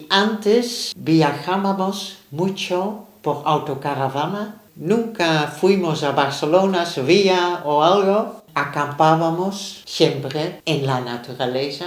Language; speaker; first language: Spanish; non-native, learner; Dutch